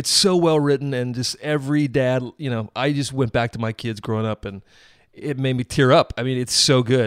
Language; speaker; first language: English; native; English